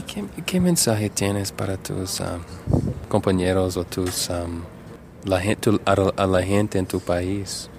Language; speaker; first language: Spanish; non-native, learner; English